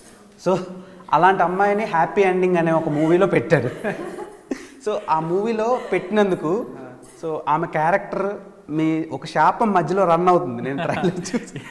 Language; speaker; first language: Telugu; native; Telugu